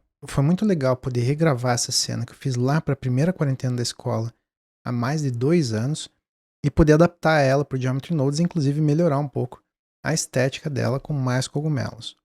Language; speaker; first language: Portuguese; native; Portuguese